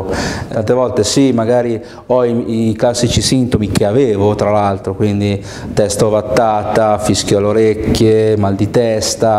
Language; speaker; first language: Italian; native; Italian